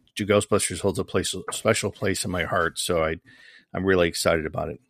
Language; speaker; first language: English; native; English